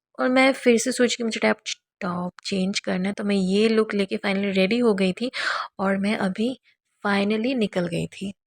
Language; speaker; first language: Hindi; non-native, local second language; Bangla